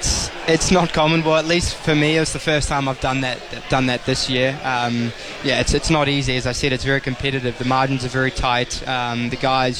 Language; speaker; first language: English; native; English